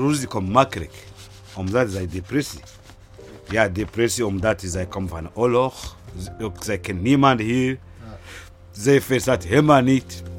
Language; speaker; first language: Dutch; non-native, learner; Rundi